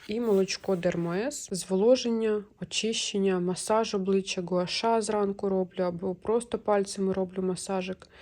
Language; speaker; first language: Ukrainian; native; Ukrainian